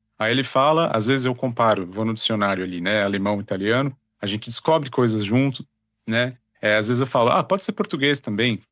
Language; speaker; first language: Portuguese; native; Portuguese